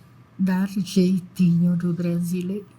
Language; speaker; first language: Portuguese; non-native, fluent; Indonesian